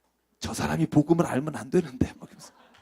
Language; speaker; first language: Korean; native; Korean